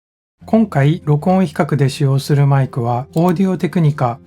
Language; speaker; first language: Japanese; native; Japanese